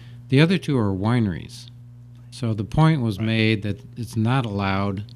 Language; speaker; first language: English; native; English